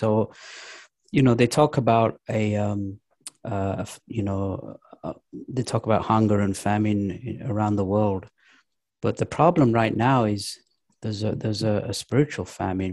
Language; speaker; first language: English; native; English